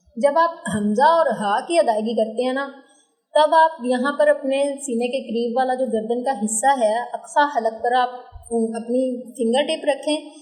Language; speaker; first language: Urdu; native; Urdu